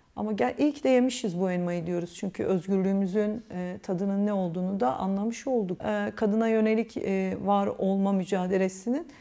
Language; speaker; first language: Turkish; native; Turkish